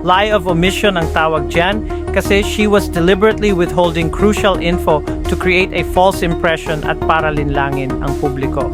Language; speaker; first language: English; non-native, local second language; Filipino